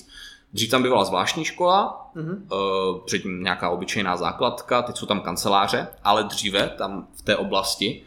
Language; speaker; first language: Czech; native; Czech